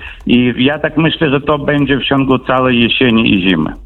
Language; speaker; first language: Polish; non-native, fluent; Ukrainian